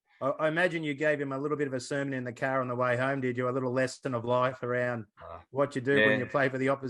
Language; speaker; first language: English; native; English